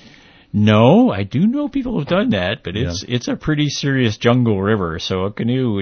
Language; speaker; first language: English; native; English